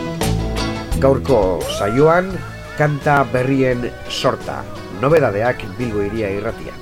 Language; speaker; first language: Basque; native; Basque